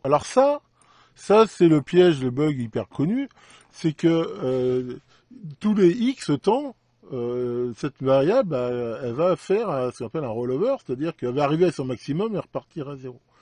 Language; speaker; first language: French; native; French